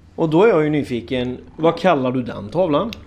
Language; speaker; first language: Swedish; native; Swedish